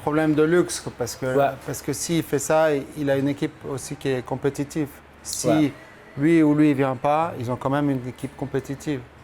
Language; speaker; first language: French; native; French